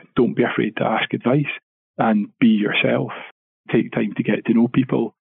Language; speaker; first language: English; native; English